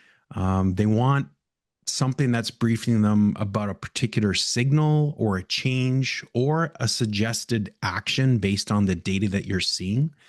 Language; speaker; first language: English; native; English